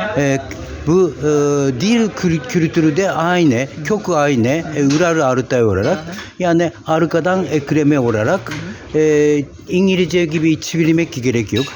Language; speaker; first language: Turkish; non-native, learner; Japanese